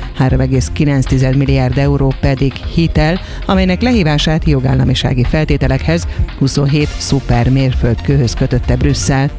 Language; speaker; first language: Hungarian; native; Hungarian